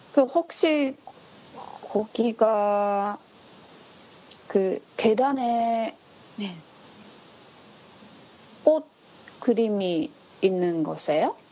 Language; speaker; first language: Korean; non-native, learner; Japanese